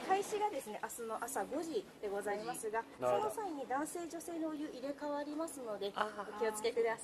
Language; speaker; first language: Japanese; native; Japanese